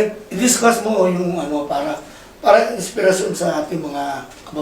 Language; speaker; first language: Filipino; native; Filipino